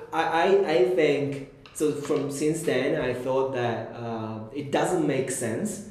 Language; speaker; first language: English; non-native, fluent; Japanese